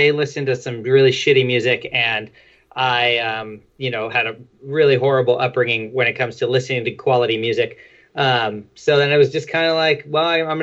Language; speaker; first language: English; native; English